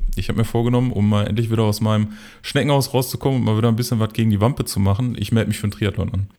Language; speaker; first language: German; native; German